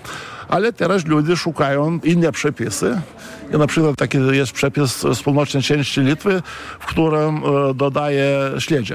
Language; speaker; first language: Polish; non-native, fluent; Lithuanian